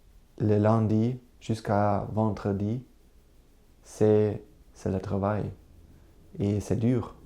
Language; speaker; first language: French; non-native, learner; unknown